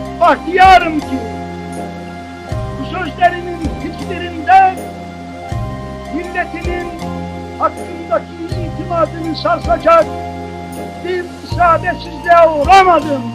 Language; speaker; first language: Turkish; native; Turkish